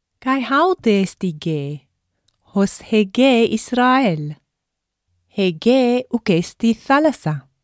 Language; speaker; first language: Greek; non-native, fluent; English